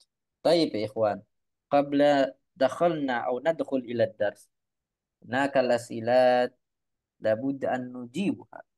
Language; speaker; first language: Arabic; non-native, fluent; Indonesian